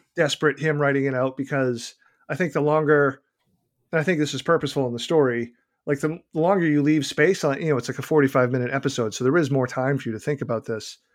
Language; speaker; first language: English; native; English